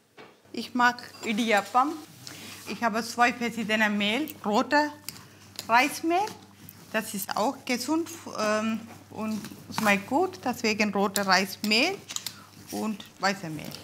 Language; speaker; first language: German; non-native, learner; Tamil